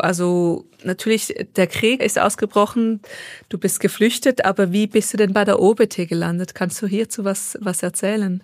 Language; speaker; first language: German; native; German